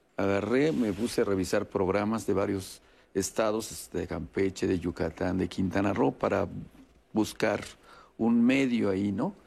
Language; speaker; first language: Spanish; non-native, local second language; Yucateco